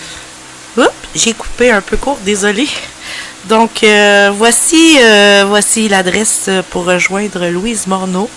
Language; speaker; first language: French; native; French